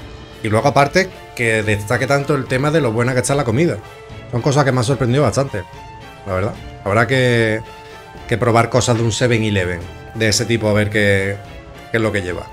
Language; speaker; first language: Spanish; native; Spanish